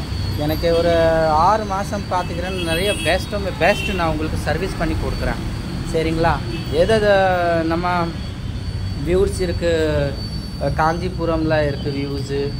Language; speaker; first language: Tamil; non-native, local second language; Hindi